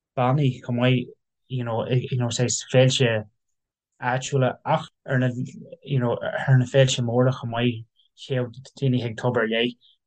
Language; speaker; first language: Irish; non-native, local second language; English